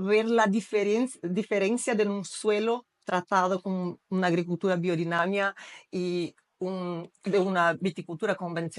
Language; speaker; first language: Spanish; non-native, fluent; Portuguese